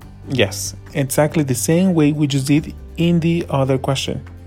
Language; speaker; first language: English; non-native, fluent; Spanish